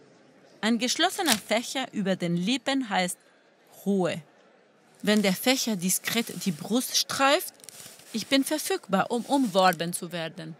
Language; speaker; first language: German; non-native, fluent; Spanish